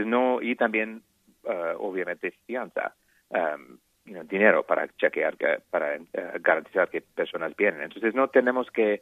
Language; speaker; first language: Spanish; non-native, learner; English